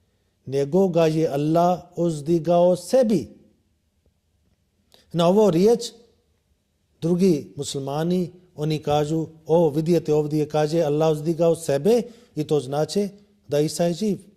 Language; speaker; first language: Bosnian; non-native, learner; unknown